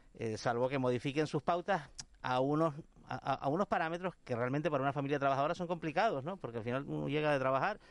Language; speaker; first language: Spanish; native; Spanish